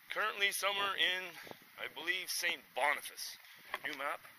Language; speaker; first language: English; native; English